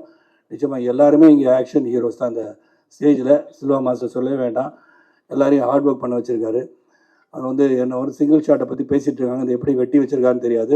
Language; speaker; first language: Tamil; native; Tamil